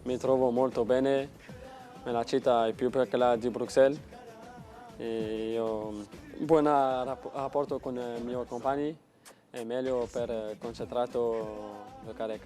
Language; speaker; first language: Italian; non-native, learner; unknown